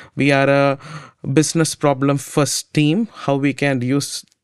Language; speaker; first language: English; non-native, local second language; Malayalam